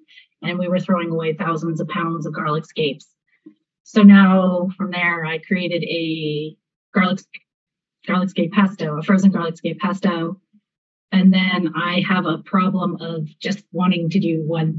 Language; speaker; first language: English; native; English